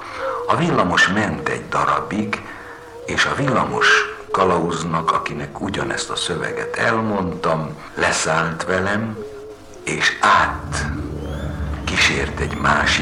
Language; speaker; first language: Hungarian; native; Hungarian